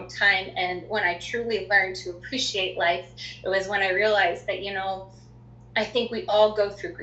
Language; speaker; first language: English; native; English